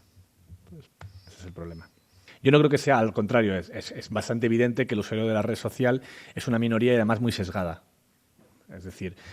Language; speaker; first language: Spanish; native; Spanish